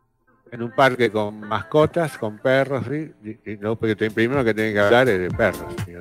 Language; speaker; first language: Spanish; native; Spanish